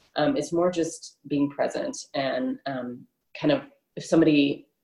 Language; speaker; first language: English; native; English